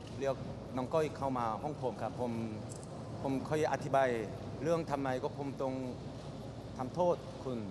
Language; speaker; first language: Thai; non-native, fluent; Korean